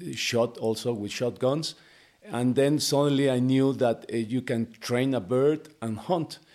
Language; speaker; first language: English; non-native, fluent; Spanish